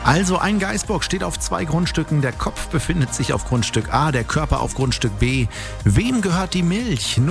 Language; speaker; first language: German; native; German